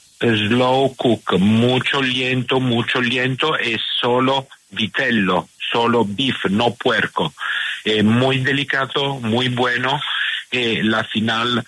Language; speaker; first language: Spanish; non-native, learner; Italian